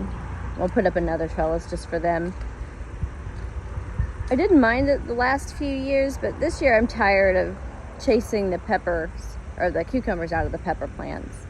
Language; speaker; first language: English; native; English